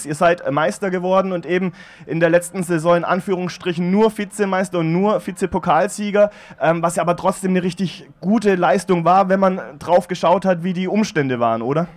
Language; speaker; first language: German; native; German